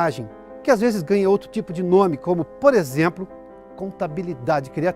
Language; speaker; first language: Portuguese; native; Portuguese